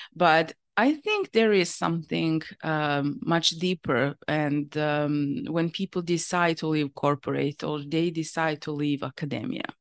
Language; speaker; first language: English; non-native, fluent; Serbian